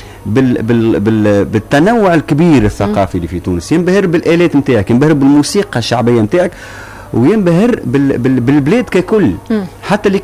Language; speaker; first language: Arabic; native; Arabic